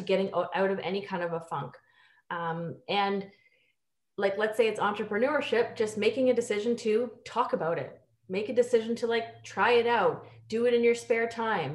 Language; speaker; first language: English; native; English